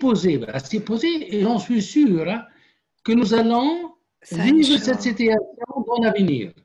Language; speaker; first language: French; non-native, local second language; Arabic